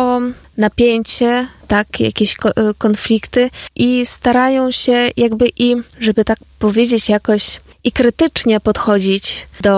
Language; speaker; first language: Polish; non-native, fluent; Ukrainian